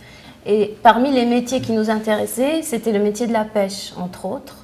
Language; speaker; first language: French; non-native, local second language; Arabic